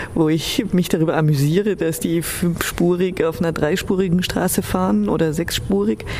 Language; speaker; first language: German; early bilingual, heritage; German